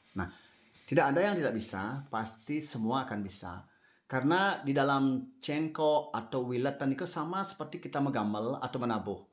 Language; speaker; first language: Indonesian; non-native, local second language; Balinese